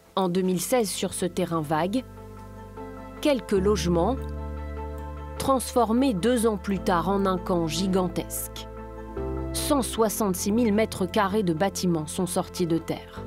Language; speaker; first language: French; native; French